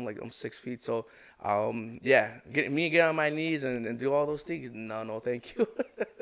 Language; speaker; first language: English; native; English